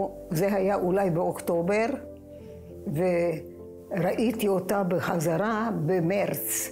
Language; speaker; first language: Hebrew; non-native, fluent; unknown